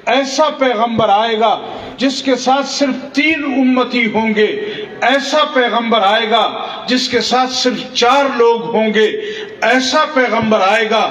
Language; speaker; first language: Urdu; non-native, local second language; Pashto